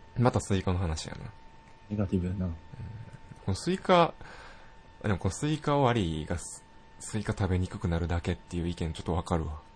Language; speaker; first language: Japanese; native; Japanese